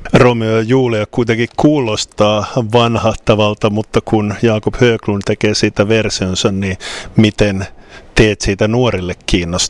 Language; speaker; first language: Finnish; native; Finnish